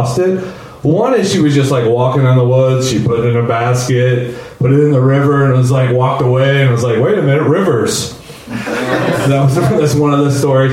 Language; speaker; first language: English; native; English